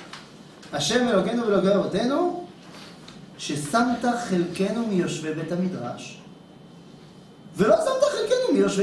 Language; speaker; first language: Hebrew; non-native, fluent; French